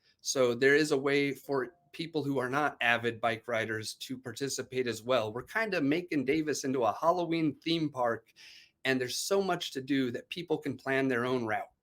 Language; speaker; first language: English; native; English